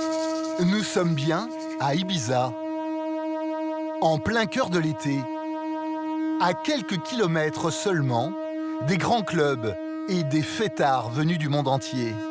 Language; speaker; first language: French; native; French